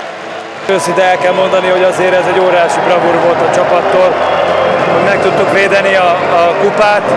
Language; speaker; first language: Hungarian; native; Hungarian